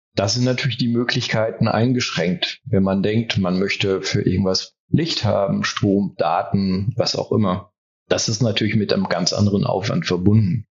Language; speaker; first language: German; early bilingual, heritage; French